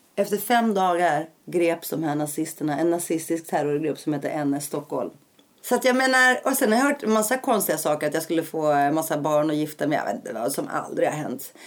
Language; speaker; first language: Swedish; early bilingual, other home language; Greek